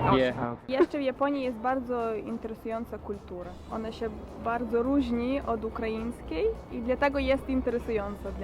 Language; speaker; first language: Polish; non-native, learner; Ukrainian